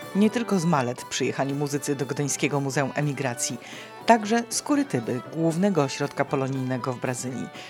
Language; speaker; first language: Polish; native; Polish